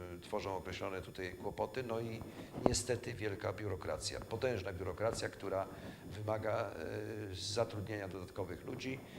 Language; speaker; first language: Polish; native; Polish